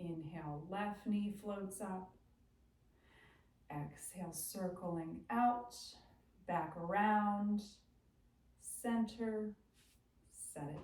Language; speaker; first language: English; native; English